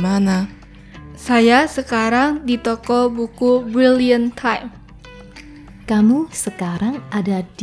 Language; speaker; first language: Indonesian; early bilingual, heritage; Indonesian